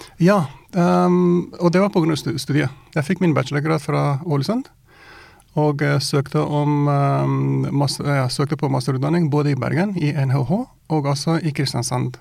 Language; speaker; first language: Norwegian; non-native, fluent; Persian